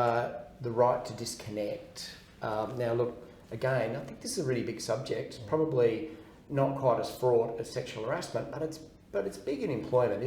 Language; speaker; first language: English; native; English